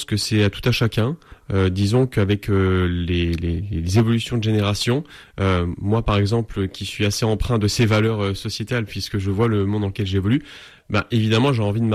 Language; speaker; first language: French; native; French